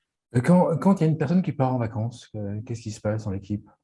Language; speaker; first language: French; native; French